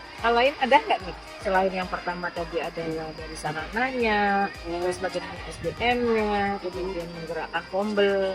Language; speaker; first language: Indonesian; native; Indonesian